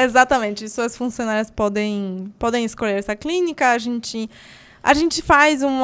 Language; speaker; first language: Portuguese; non-native, fluent; Polish